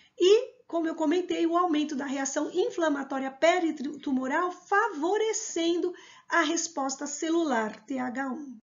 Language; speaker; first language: Portuguese; native; Portuguese